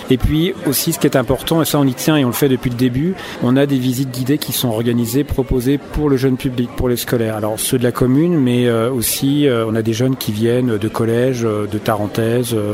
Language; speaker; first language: French; native; French